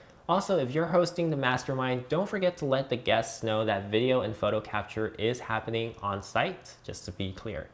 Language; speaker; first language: English; native; English